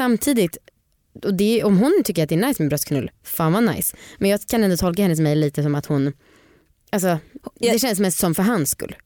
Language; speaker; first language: Swedish; native; Swedish